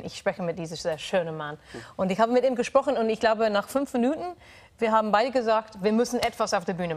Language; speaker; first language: German; non-native, fluent; English